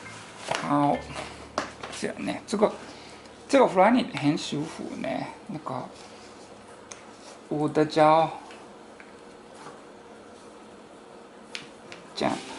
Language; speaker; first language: Chinese; non-native, fluent; Japanese